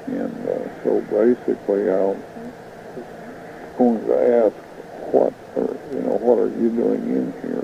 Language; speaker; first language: English; native; English